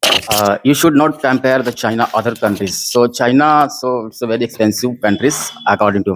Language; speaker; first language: English; non-native, learner; Hindi